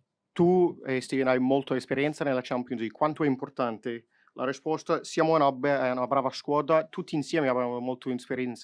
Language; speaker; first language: Italian; non-native, fluent; English